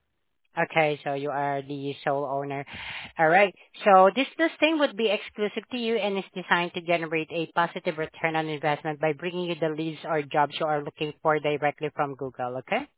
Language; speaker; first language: English; non-native, fluent; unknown